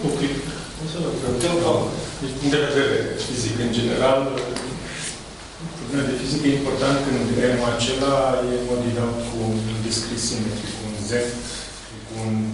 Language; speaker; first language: Romanian; native; Romanian